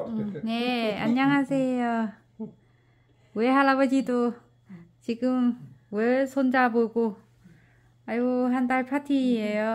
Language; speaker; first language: Korean; non-native, learner; Vietnamese